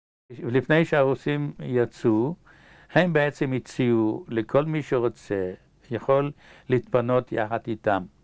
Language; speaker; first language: Hebrew; non-native, fluent; Yiddish